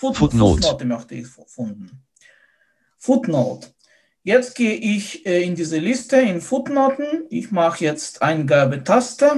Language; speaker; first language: German; non-native, fluent; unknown